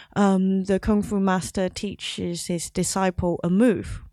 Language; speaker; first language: English; non-native, local second language; Cantonese